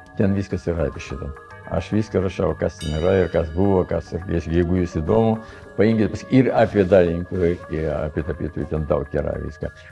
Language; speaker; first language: Lithuanian; non-native, fluent; Russian